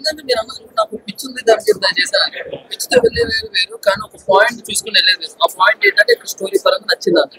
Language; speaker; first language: Telugu; native; Telugu